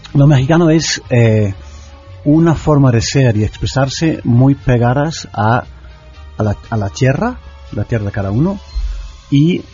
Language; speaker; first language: Spanish; non-native, fluent; English